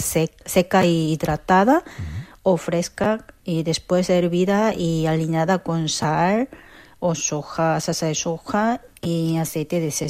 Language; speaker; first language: Spanish; non-native, fluent; Korean